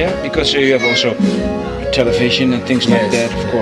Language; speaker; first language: English; non-native, fluent; Dutch